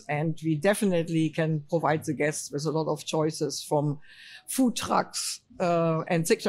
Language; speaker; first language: English; non-native, fluent; German